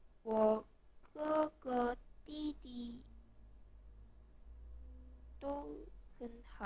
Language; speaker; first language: Chinese; non-native, learner; Korean